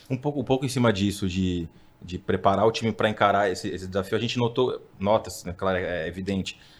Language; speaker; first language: Portuguese; native; Portuguese